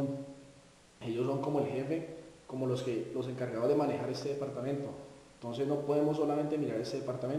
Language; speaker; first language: Spanish; native; Spanish